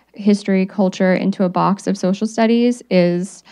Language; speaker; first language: English; native; English